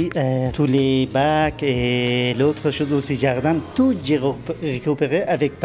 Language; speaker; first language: French; non-native, learner; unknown